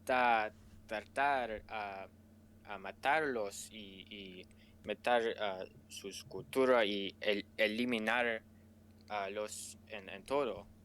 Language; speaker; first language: Spanish; non-native, learner; English